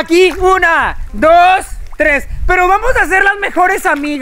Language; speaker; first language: Spanish; native; Spanish